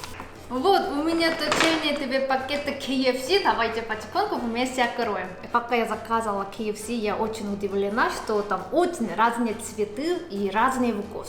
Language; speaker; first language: Russian; non-native, learner; Korean